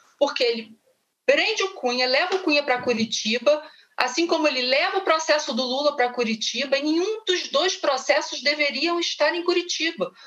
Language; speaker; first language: Portuguese; native; Portuguese